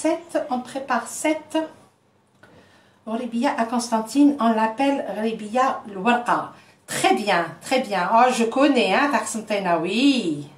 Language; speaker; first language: French; non-native, local second language; Arabic